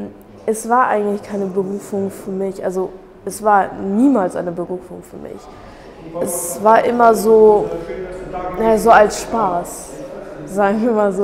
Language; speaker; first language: German; early bilingual, other home language; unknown